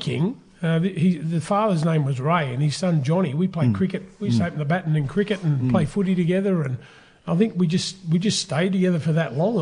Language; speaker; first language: English; native; English